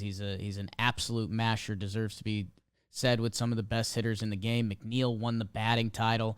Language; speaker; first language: English; native; English